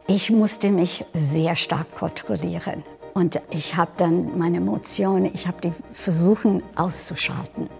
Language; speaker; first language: German; non-native, fluent; English